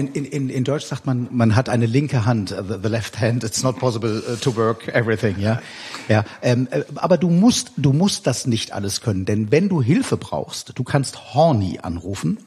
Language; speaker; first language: German; native; German